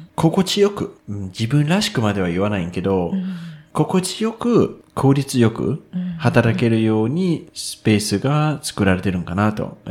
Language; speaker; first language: Japanese; non-native, fluent; Danish